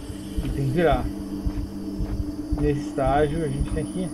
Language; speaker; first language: Portuguese; native; Portuguese